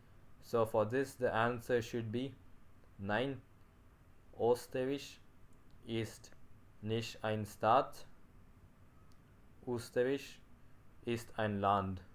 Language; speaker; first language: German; non-native, learner; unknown